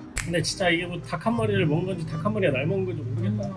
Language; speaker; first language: Korean; native; Korean